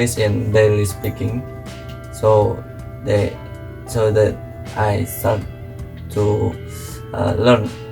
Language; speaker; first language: English; non-native, learner; Indonesian